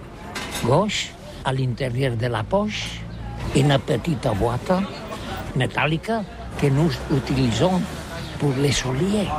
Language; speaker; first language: French; non-native, learner; Catalan